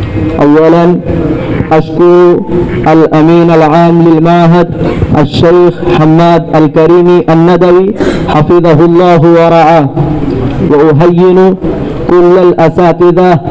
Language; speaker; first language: Arabic; non-native, fluent; Urdu